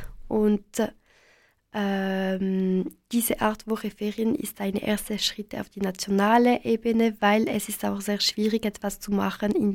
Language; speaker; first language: German; non-native, local second language; French